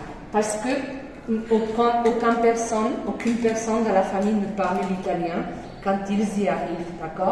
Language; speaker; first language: French; non-native, fluent; Spanish